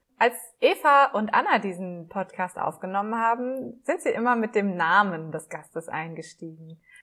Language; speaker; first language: German; native; German